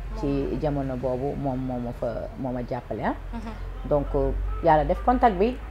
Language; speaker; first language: Wolof; non-native, local second language; Fula